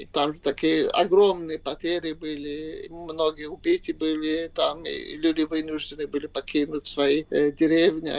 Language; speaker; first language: Russian; non-native, fluent; Swedish